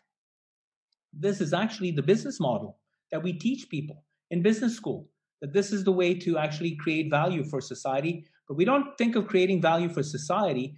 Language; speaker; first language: English; non-native, local second language; Hindi